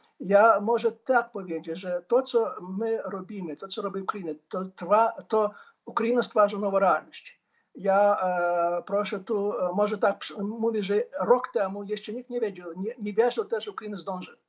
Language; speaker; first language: Polish; non-native, fluent; Ukrainian